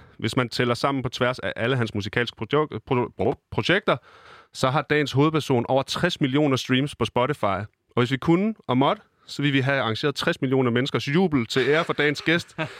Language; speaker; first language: Danish; native; Danish